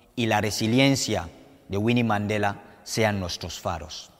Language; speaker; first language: Spanish; non-native, fluent; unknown